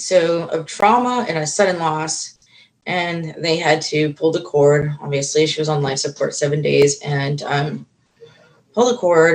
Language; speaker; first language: English; native; English